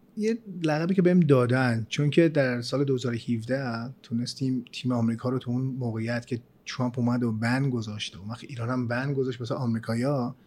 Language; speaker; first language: Persian; early bilingual, other home language; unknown